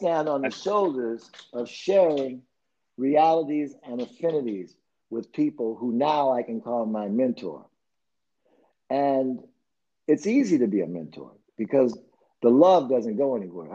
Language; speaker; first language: English; native; English